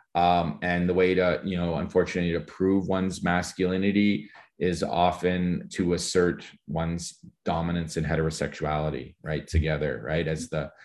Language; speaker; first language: English; native; English